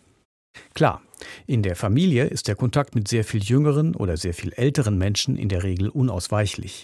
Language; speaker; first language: German; native; German